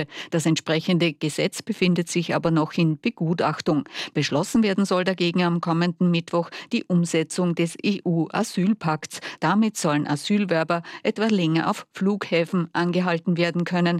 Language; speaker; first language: German; native; German